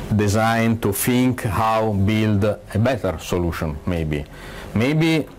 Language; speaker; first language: English; non-native, fluent; Italian